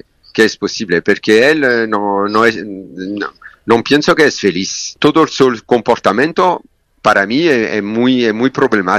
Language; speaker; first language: Spanish; non-native, learner; French